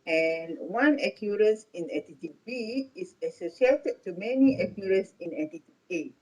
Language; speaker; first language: English; non-native, local second language; Malay